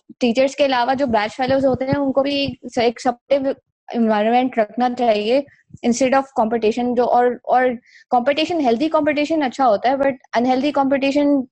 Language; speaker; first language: Urdu; native; Urdu